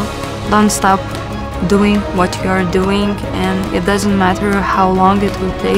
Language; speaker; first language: English; non-native, fluent; Lithuanian